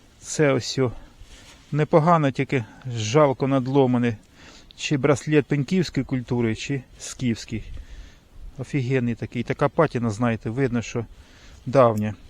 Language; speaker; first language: Ukrainian; native; Ukrainian